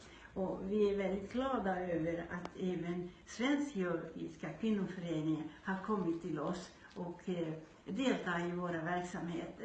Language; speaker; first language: Swedish; non-native, fluent; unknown